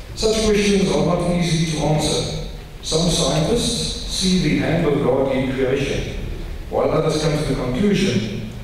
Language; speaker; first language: English; non-native, local second language; Afrikaans